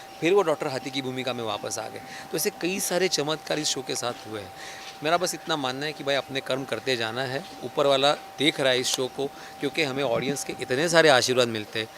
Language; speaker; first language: Hindi; non-native, local second language; Marathi